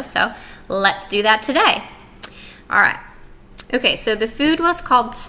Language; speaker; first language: English; native; English